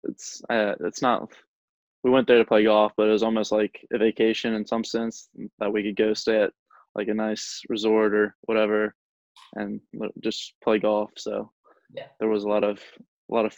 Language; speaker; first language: English; native; English